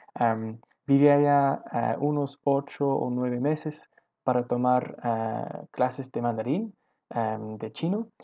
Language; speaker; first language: Spanish; non-native, learner; English